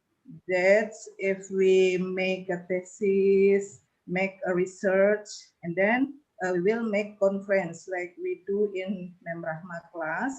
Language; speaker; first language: English; non-native, learner; Indonesian